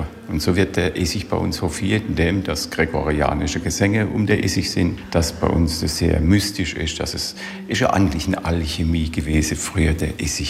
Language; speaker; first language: German; native; German